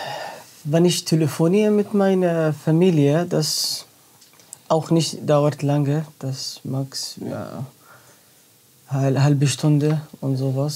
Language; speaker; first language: German; non-native, learner; Arabic